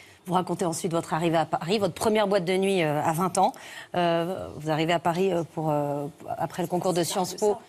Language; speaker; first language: French; native; French